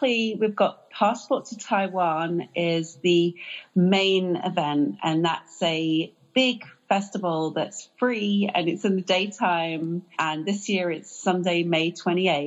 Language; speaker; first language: English; native; English